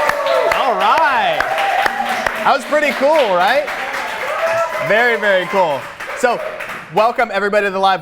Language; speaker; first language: English; native; English